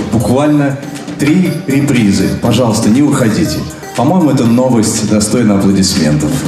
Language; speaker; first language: Russian; native; Russian